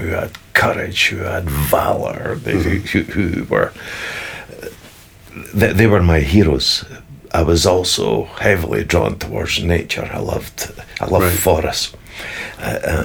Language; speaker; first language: English; native; English